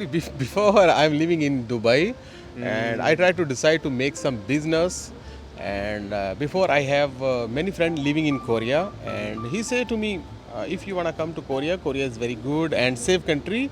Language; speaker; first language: English; non-native, learner; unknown